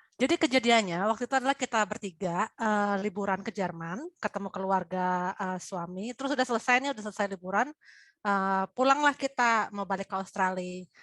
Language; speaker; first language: Indonesian; native; Indonesian